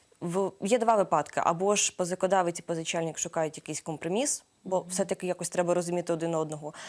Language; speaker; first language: Ukrainian; native; Ukrainian